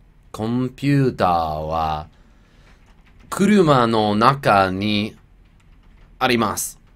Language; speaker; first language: Japanese; non-native, learner; English